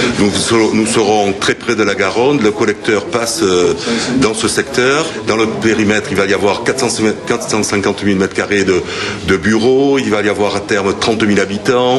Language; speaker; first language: French; native; French